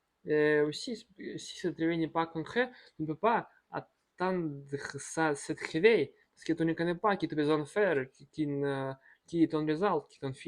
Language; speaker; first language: French; non-native, learner; Russian